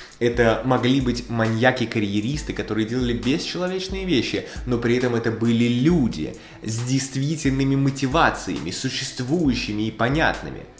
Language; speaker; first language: Russian; native; Russian